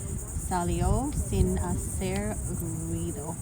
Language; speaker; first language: Spanish; non-native, learner; Lao